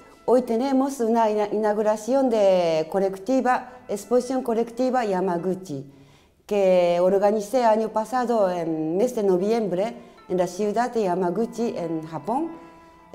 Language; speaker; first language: Spanish; non-native, learner; Japanese